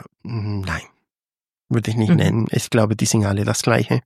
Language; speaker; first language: German; non-native, fluent; Spanish